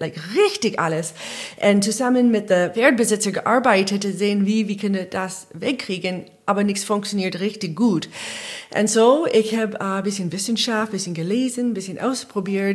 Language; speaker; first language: German; non-native, learner; English